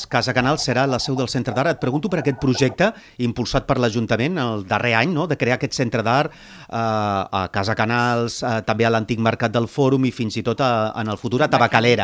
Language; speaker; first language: Catalan; native; Catalan